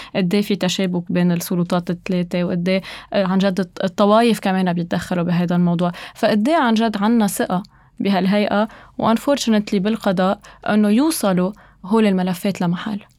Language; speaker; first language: Arabic; native; Arabic